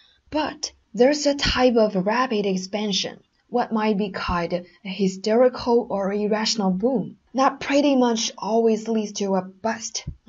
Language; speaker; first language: English; non-native, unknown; Chinese